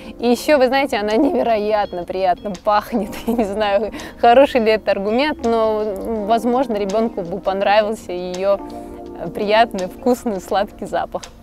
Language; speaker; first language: Russian; native; Russian